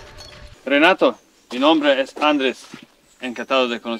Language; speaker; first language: Spanish; non-native, learner; Serbian